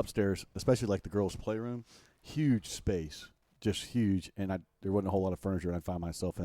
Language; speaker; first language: English; native; English